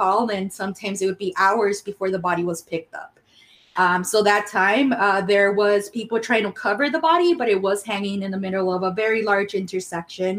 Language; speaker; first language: English; early bilingual, other home language; Spanish